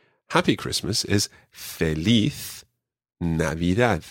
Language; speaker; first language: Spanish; non-native, fluent; English